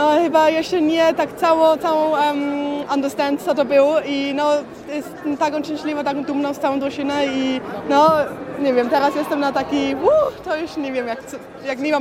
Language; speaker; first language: Polish; early bilingual, heritage; Polish